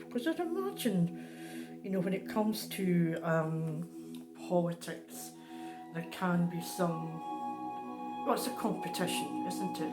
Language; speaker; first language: English; native; English